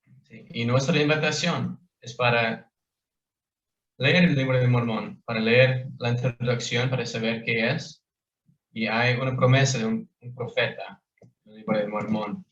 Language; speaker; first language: Spanish; non-native, fluent; English